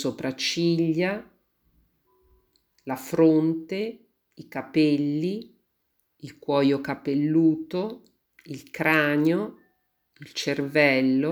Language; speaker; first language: Italian; native; Italian